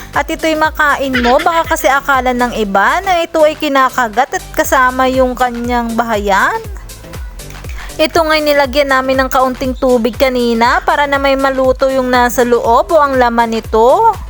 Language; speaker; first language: Filipino; non-native, local second language; Bikol